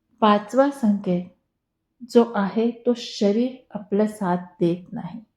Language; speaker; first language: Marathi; non-native, local second language; Hindi